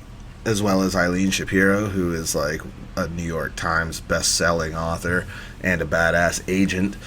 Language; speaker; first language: English; native; English